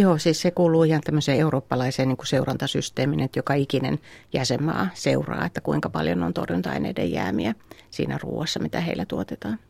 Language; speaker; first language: Finnish; native; Finnish